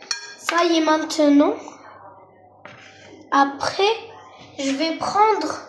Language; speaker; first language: French; non-native, local second language; Arabic